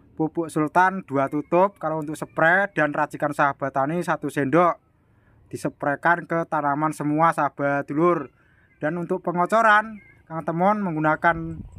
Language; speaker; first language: Indonesian; non-native, local second language; Javanese